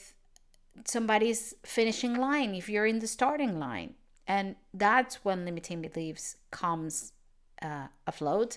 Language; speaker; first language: English; non-native, fluent; Spanish